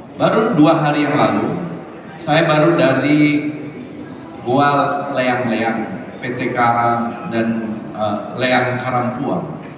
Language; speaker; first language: Indonesian; native; Indonesian